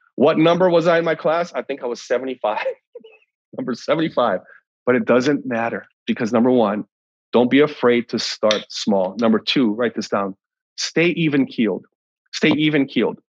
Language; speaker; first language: English; native; English